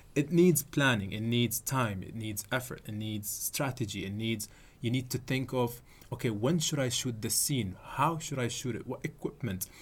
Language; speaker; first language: English; non-native, fluent; Arabic